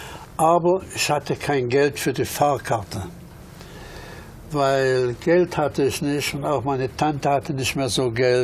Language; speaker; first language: German; early bilingual, other home language; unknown